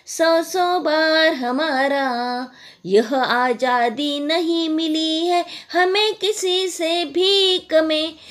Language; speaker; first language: Hindi; non-native, local second language; Marathi